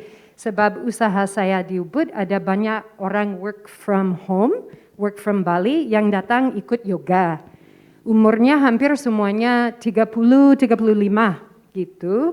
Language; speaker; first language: Indonesian; non-native, fluent; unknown